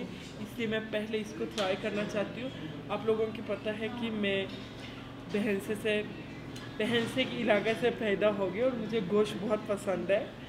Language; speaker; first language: Hindi; non-native, fluent; Turkish